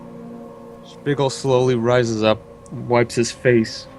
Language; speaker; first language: English; native; English